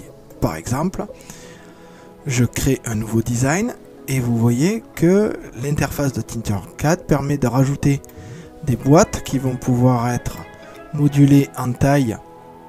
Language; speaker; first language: French; native; French